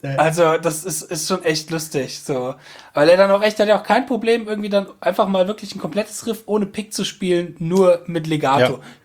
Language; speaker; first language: German; native; German